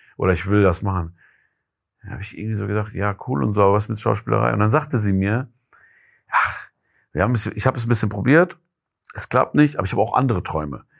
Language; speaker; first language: German; early bilingual, other home language; Persian